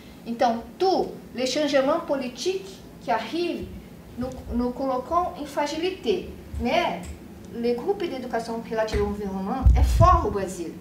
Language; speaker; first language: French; non-native, learner; Portuguese